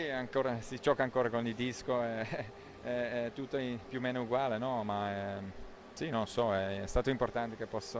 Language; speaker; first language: Italian; non-native, local second language; German